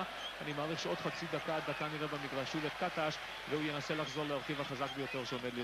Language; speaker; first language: Hebrew; native; Hebrew